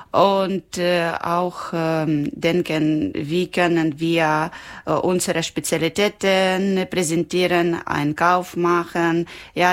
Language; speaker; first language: German; non-native, learner; Ukrainian